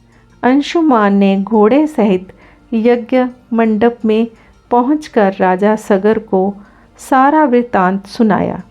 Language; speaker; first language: Hindi; native; Hindi